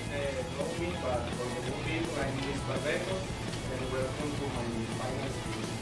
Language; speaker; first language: English; non-native, learner; Spanish